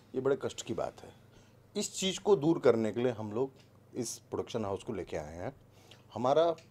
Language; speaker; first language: Hindi; native; Hindi